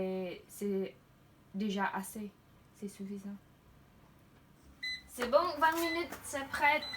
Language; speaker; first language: French; non-native, learner; Khmer